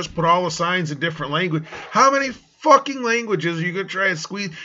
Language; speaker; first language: English; early bilingual, other home language; Italian